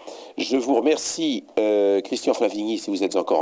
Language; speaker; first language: French; native; French